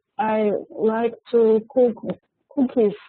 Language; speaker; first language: English; non-native, learner; Russian